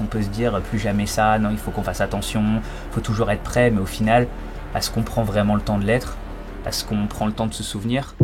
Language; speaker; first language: French; native; French